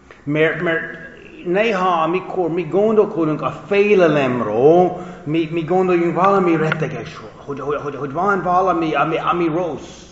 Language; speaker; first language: Hungarian; non-native, fluent; English